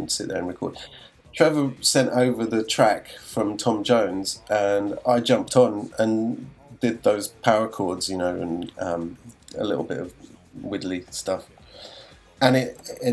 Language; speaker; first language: English; native; English